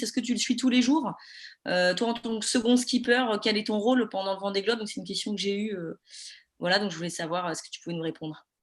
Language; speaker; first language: French; native; French